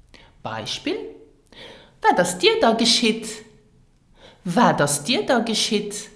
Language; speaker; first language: German; non-native, learner; English